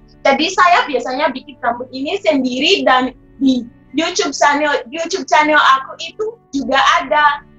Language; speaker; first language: Indonesian; non-native, fluent; Shona